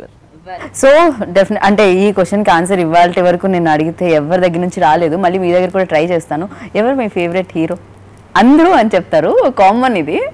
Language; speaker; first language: Telugu; native; Telugu